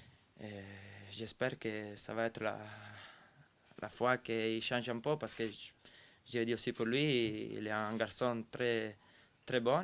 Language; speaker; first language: French; non-native, fluent; Italian